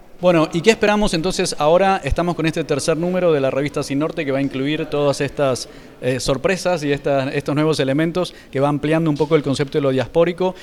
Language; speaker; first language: Spanish; native; Spanish